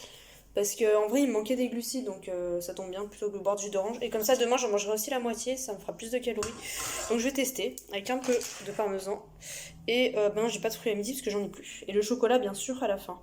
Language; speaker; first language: French; native; French